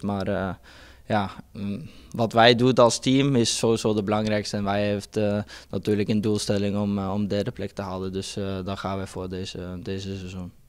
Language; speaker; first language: Dutch; non-native, fluent; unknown